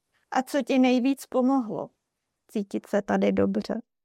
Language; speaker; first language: Czech; native; Czech